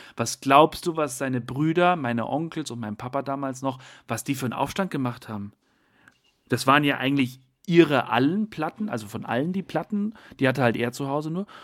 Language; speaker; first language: German; native; German